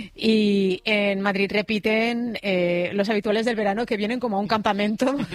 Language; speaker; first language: Spanish; native; Spanish